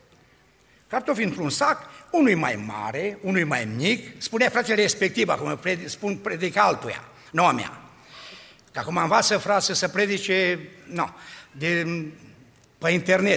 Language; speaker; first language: Romanian; native; Romanian